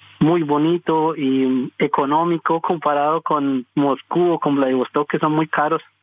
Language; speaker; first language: Spanish; native; Spanish